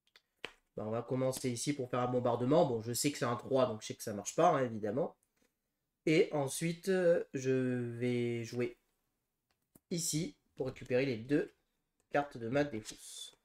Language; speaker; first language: French; native; French